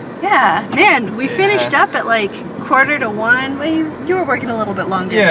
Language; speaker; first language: English; native; English